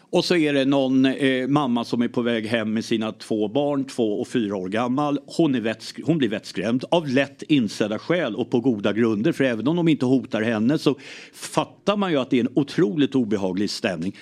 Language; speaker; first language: Swedish; early bilingual, other home language; English